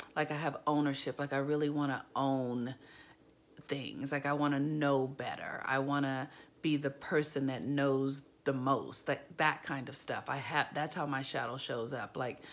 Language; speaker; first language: English; native; English